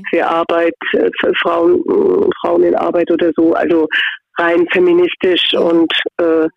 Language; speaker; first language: German; native; German